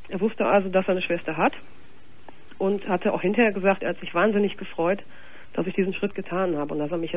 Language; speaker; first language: German; native; German